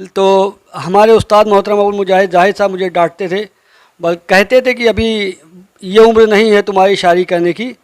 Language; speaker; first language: Urdu; native; Urdu